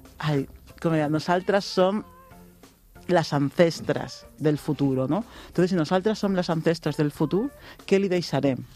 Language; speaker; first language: Catalan; non-native, local second language; Spanish